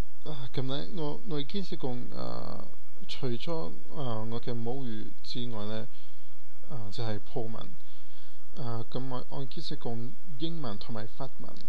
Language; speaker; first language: Cantonese; non-native, learner; Portuguese